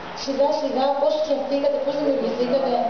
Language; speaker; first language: Greek; native; Greek